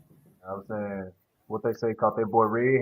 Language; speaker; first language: English; native; English